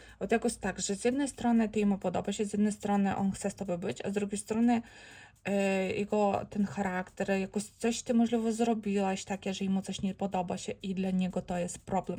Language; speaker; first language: Polish; non-native, learner; Ukrainian